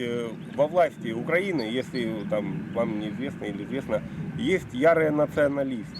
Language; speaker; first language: Russian; native; Russian